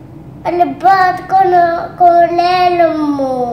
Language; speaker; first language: Romanian; early bilingual, heritage; Romanian